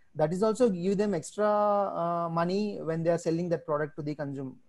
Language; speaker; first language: English; non-native, local second language; Telugu